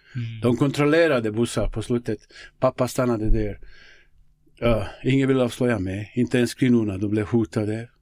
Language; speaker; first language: Swedish; non-native, fluent; Bosnian